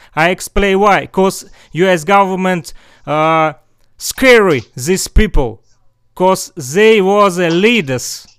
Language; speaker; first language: English; non-native, learner; Russian